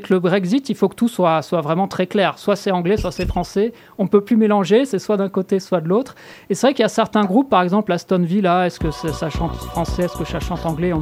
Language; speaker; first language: French; native; French